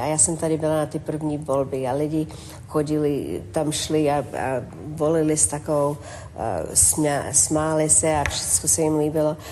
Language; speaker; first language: Czech; early bilingual, heritage; Czech